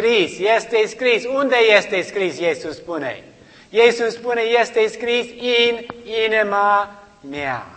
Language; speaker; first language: Romanian; non-native, learner; English